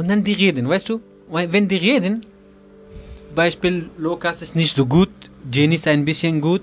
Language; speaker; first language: German; non-native, learner; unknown